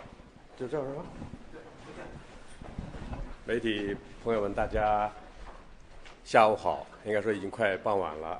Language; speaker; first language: Chinese; native; Chinese